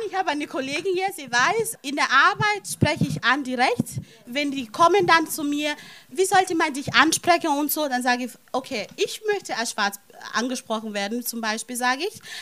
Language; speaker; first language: German; non-native, fluent; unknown